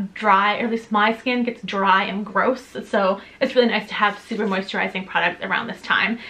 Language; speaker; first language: English; native; English